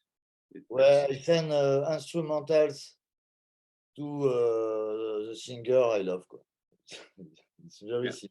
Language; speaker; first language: English; non-native, learner; French